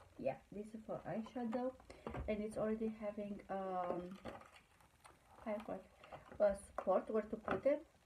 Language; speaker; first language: English; non-native, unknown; Romanian